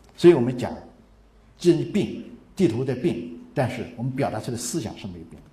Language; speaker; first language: Chinese; native; Chinese